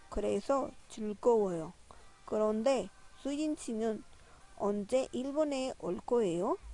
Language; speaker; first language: Korean; non-native, fluent; Spanish